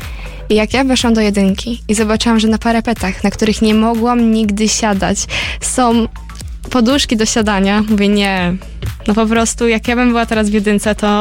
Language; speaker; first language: Polish; native; Polish